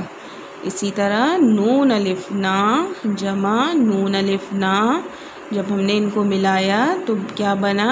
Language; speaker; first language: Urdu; non-native, local second language; Pashto